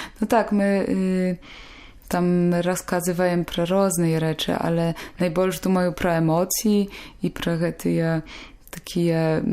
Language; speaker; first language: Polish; non-native, local second language; Belarusian